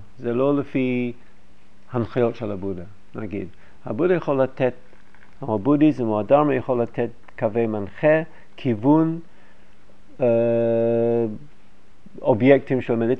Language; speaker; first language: Hebrew; non-native, fluent; English